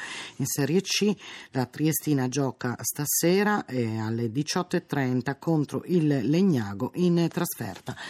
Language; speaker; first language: Italian; native; Italian